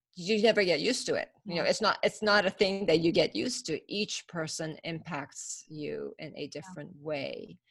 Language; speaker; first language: English; early bilingual, other home language; Persian